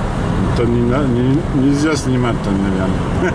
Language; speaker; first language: Russian; early bilingual, heritage; French